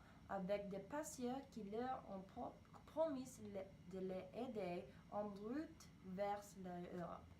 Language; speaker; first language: French; non-native, learner; English